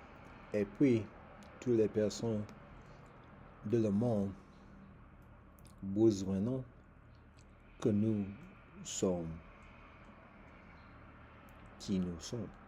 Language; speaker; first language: French; non-native, learner; English